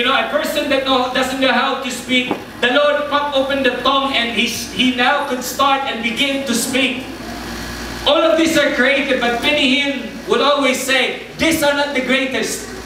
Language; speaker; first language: English; non-native, local second language; Cebuano